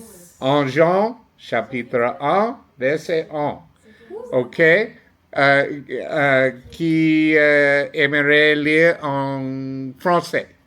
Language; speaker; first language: French; non-native, learner; English